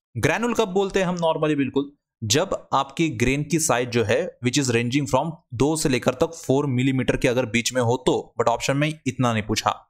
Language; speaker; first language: Hindi; non-native, local second language; Marathi